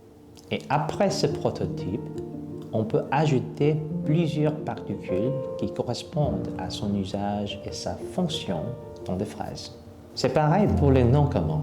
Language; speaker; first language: French; non-native, fluent; Korean